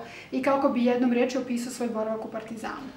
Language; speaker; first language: Serbian; native; Serbian